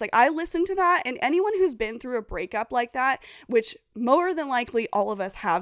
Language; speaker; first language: English; native; English